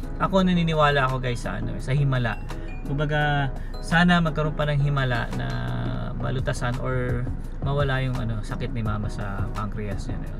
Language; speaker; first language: Filipino; native; Filipino